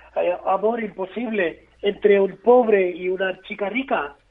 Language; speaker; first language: Spanish; non-native, fluent; Hindi